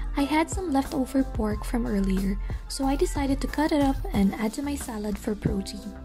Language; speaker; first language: English; non-native, local second language; Filipino